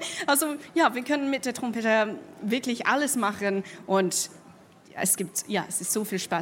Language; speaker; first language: German; non-native, learner; English